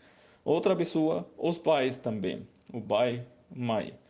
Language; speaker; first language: Portuguese; non-native, learner; Arabic